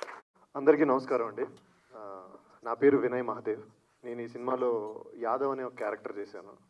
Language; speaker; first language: Telugu; native; Telugu